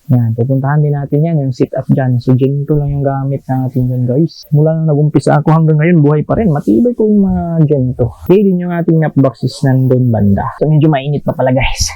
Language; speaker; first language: Filipino; non-native, local second language; Cebuano